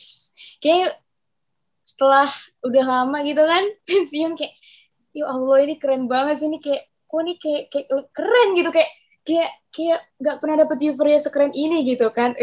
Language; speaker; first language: Indonesian; native; Indonesian